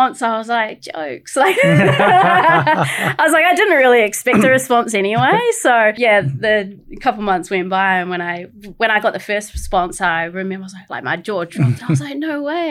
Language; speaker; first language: English; native; English